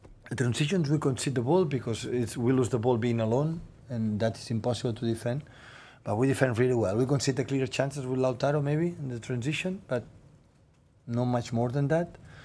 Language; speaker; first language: English; non-native, fluent; Catalan